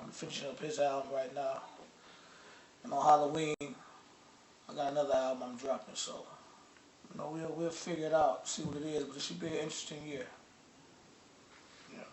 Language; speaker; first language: English; native; English